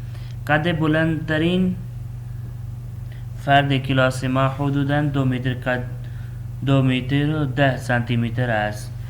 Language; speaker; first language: Persian; non-native, fluent; Urdu